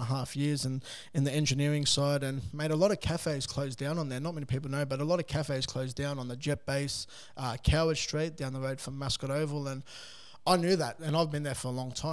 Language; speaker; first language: English; native; English